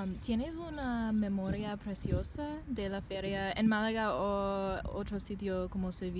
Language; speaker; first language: Spanish; non-native, learner; English